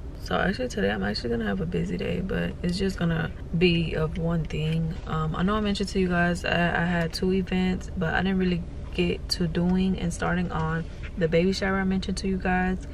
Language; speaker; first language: English; native; English